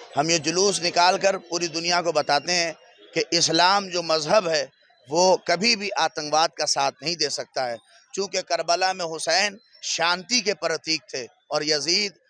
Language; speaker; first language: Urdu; native; Urdu